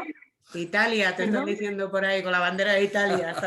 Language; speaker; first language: Spanish; native; Spanish